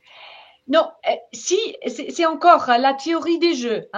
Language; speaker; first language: French; non-native, fluent; German